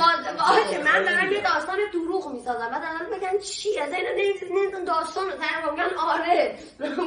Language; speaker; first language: Persian; native; Persian